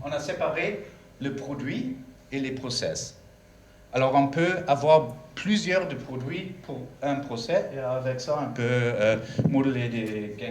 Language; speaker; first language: French; non-native, learner; German